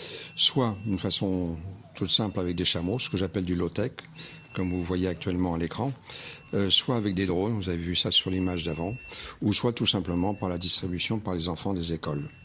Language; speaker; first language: French; native; French